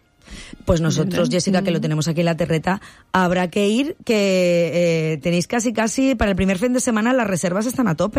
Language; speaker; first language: Spanish; native; Spanish